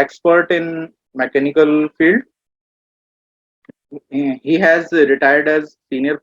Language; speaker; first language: English; non-native, learner; Hindi